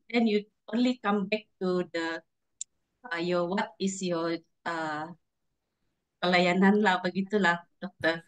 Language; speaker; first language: English; non-native, learner; Malay